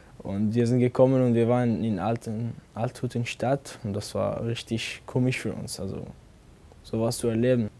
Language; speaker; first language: German; non-native, fluent; Arabic